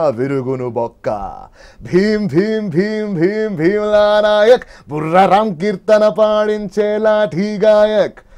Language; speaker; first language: Telugu; native; Telugu